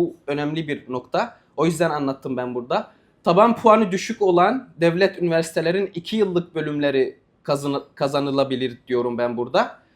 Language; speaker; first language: Turkish; non-native, fluent; Arabic